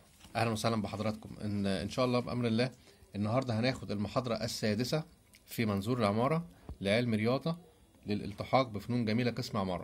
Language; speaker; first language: Arabic; native; Arabic